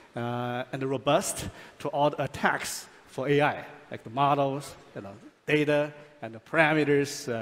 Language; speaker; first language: English; non-native, fluent; Chinese